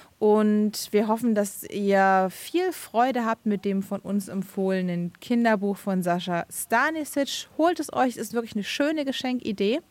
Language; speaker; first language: German; native; German